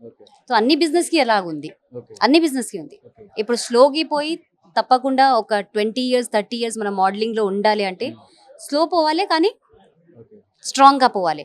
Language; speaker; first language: Telugu; non-native, learner; Hindi